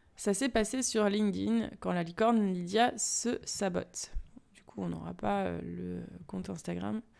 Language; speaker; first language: French; native; French